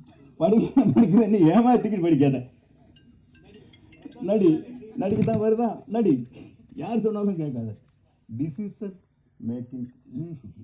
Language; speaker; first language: Tamil; native; Tamil